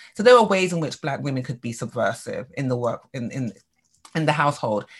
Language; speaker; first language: English; native; English